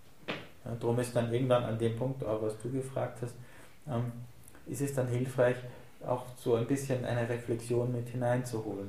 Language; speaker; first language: German; native; German